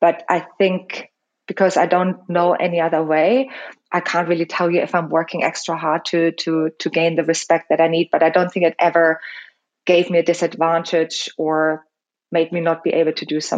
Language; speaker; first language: English; non-native, fluent; German